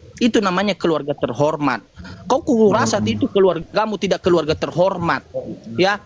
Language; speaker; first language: Indonesian; non-native, local second language; Nias